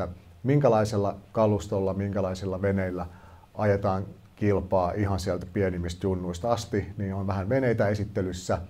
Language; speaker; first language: Finnish; native; Finnish